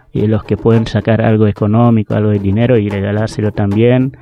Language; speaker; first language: Spanish; non-native, fluent; Wolof